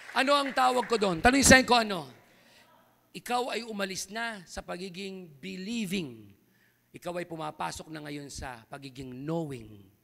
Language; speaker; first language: Filipino; native; Filipino